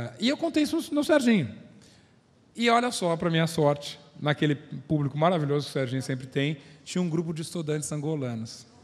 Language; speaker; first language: Portuguese; native; Portuguese